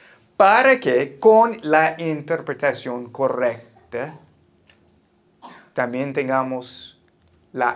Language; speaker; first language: Spanish; non-native, fluent; English